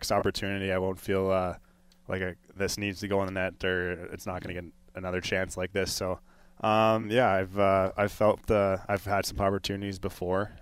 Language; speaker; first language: English; native; English